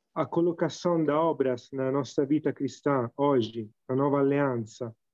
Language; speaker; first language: Portuguese; non-native, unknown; Italian